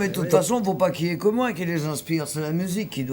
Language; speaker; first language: French; native; French